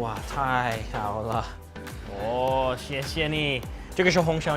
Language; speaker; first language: Chinese; non-native, learner; English